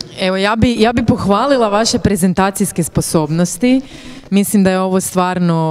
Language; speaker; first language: Croatian; native; Croatian